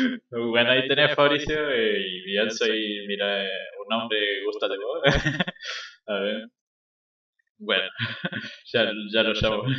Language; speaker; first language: Spanish; native; Spanish